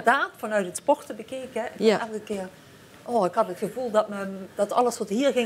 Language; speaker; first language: Dutch; native; Dutch